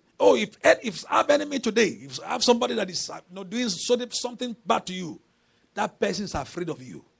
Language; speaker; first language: English; non-native, local second language; Yoruba